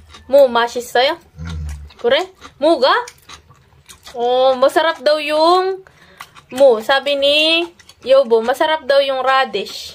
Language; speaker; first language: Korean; non-native, learner; Filipino